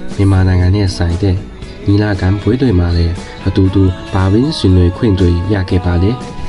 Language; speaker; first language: Burmese; non-native, learner; Chinese